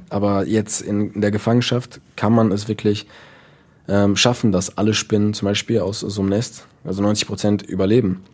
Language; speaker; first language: German; early bilingual, other home language; Dutch